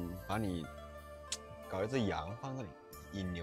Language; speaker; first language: Chinese; native; Chinese